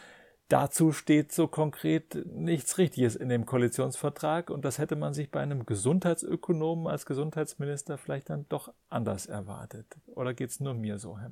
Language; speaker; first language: German; native; German